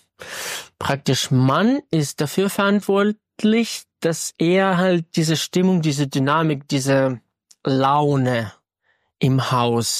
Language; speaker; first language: German; non-native, fluent; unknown